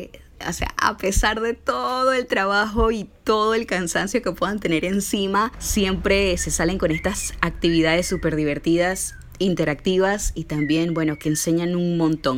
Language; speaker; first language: Spanish; native; Spanish